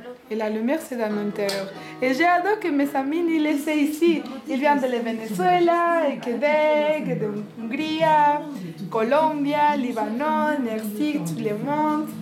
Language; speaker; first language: French; non-native, learner; Spanish